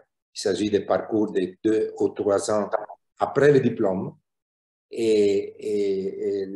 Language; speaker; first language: French; non-native, fluent; Italian